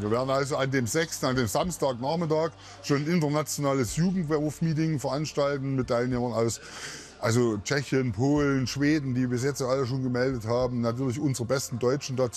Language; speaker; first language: German; native; German